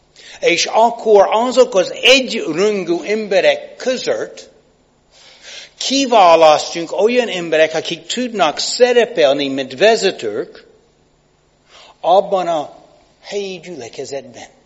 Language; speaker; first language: Hungarian; non-native, fluent; English